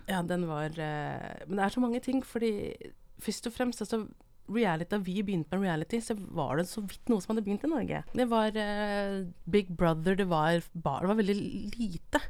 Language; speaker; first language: Norwegian; non-native, local second language; Vietnamese